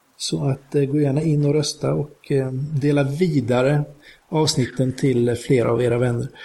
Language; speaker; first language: Swedish; native; Swedish